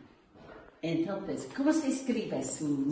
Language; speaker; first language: Spanish; non-native, learner; English